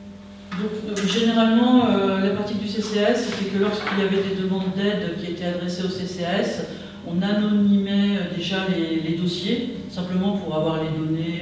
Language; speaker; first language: French; native; French